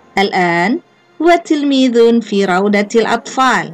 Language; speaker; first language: Arabic; non-native, fluent; Indonesian